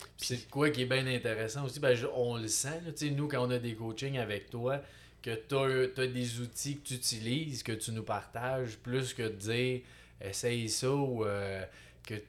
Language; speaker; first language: French; native; French